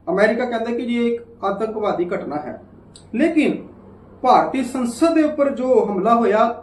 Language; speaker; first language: Hindi; non-native, local second language; Punjabi